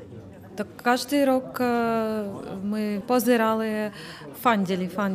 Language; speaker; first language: Slovak; non-native, learner; Ukrainian